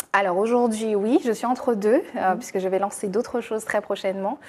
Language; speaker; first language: French; native; French